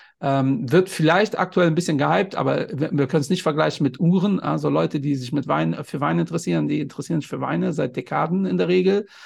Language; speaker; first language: German; native; German